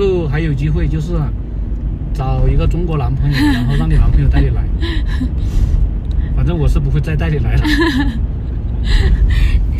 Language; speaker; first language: Chinese; native; Chinese